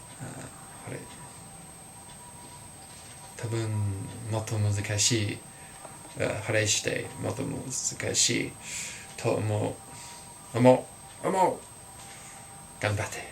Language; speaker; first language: Japanese; non-native, learner; English